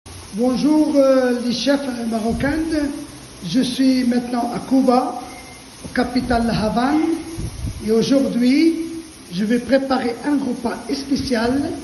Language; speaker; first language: French; non-native, local second language; Arabic